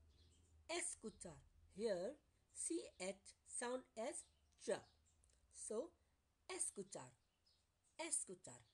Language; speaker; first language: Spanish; non-native, learner; Hindi